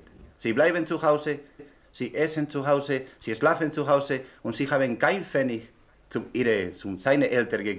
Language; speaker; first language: German; non-native, learner; Spanish